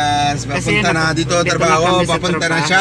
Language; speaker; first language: Filipino; non-native, learner; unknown